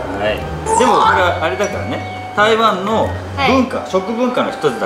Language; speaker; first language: Japanese; native; Japanese